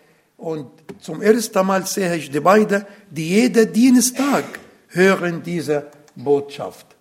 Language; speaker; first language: German; non-native, learner; Arabic